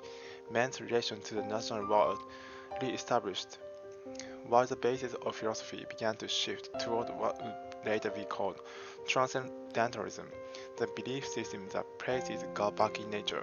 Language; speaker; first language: English; non-native, fluent; Japanese